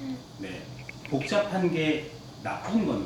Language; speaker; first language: Korean; native; Korean